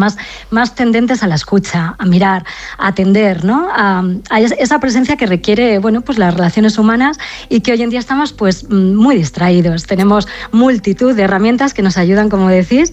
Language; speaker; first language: Spanish; native; Spanish